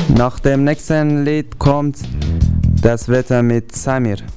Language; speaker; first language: German; non-native, learner; Persian